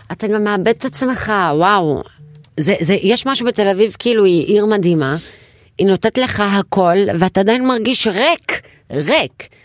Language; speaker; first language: Hebrew; non-native, local second language; Arabic